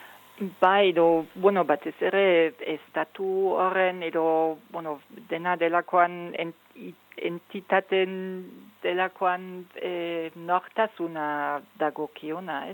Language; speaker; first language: Basque; non-native, fluent; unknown